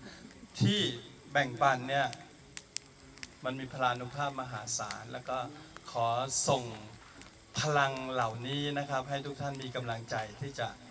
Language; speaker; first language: Thai; native; Thai